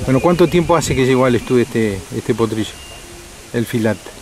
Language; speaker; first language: Spanish; native; Spanish